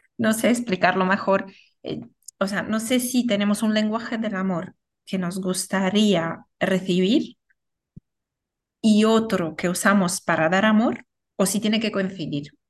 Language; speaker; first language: Spanish; non-native, fluent; Italian